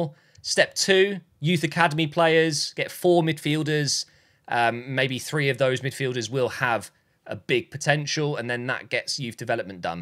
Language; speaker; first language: English; native; English